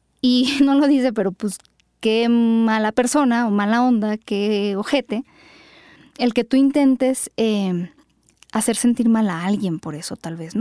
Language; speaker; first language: Spanish; native; Spanish